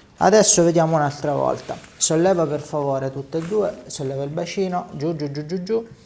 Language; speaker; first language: Italian; native; Italian